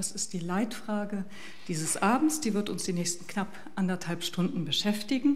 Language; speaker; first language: German; native; German